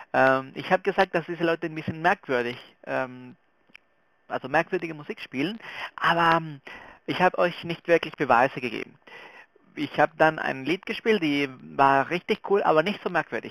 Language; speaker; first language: German; non-native, fluent; Spanish